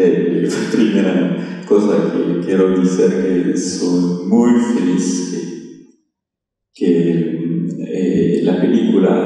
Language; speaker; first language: Spanish; non-native, learner; French